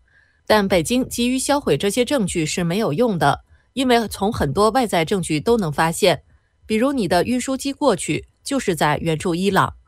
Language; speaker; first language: Chinese; native; Chinese